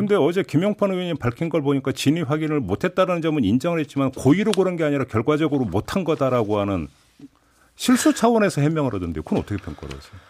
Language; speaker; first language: Korean; native; Korean